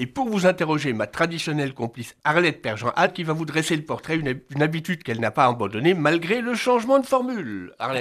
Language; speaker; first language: French; native; French